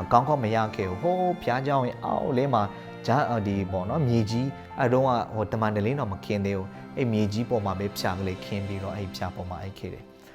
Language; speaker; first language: Burmese; non-native, local second language; Hakha Chin